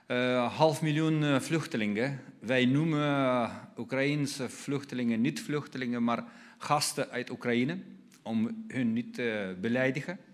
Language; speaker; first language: Dutch; non-native, learner; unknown